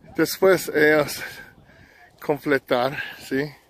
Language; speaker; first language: Spanish; non-native, learner; English